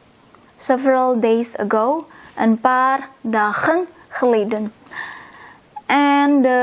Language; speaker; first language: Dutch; non-native, fluent; Indonesian